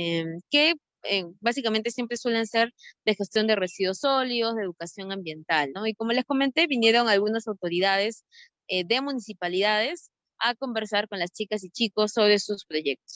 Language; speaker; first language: Spanish; native; Spanish